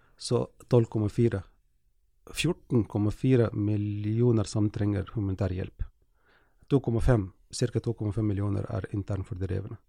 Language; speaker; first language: Norwegian; non-native, fluent; Arabic